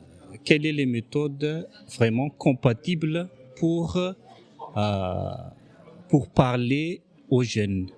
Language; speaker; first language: French; non-native, local second language; Malagasy